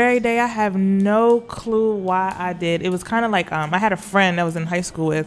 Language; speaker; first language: English; native; English